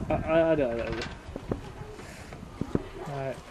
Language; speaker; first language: Japanese; non-native, learner; Hindi